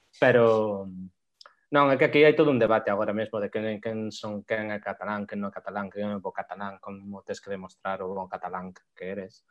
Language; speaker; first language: Galician; non-native, local second language; Spanish